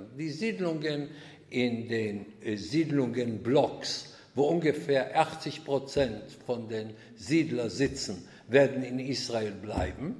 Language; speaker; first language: German; non-native, fluent; Hebrew